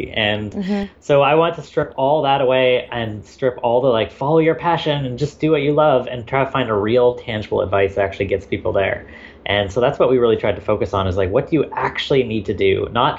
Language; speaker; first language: English; native; English